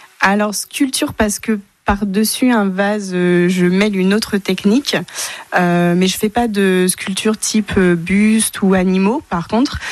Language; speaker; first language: French; native; French